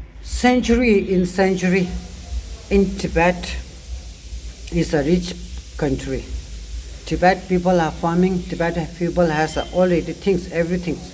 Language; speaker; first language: English; non-native, learner; Tibetan